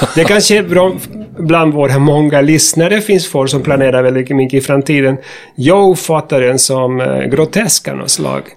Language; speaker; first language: Swedish; non-native, fluent; Spanish